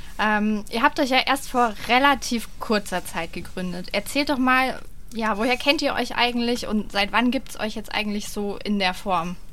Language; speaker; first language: German; native; German